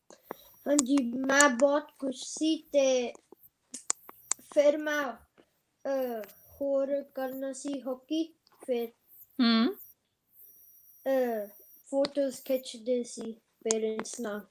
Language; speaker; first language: Punjabi; early bilingual, heritage; Punjabi